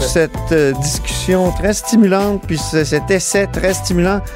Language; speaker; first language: French; native; French